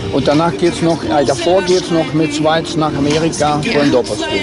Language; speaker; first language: German; non-native, learner; Dutch